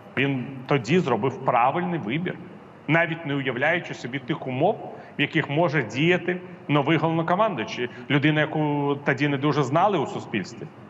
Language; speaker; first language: Ukrainian; non-native, local second language; Russian